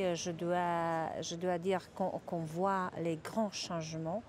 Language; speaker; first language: French; non-native, fluent; Czech